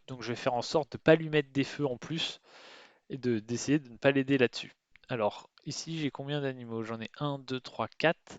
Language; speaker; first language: French; native; French